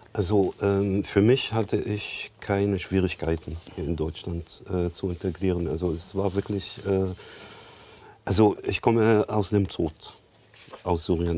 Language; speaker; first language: German; non-native, learner; Arabic